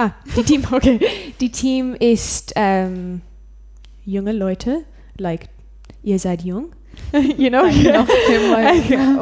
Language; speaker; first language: German; non-native, learner; English